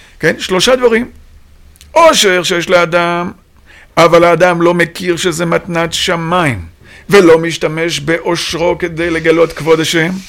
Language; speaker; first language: Hebrew; native; Hebrew